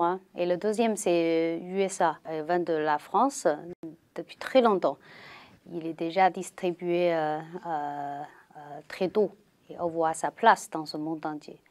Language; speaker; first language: French; non-native, learner; Chinese